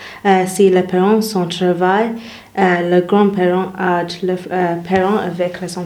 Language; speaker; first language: French; non-native, learner; English